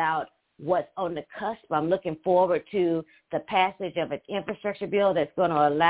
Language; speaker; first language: English; native; English